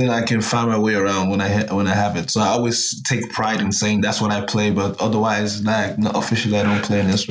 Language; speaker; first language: English; non-native, local second language; Yoruba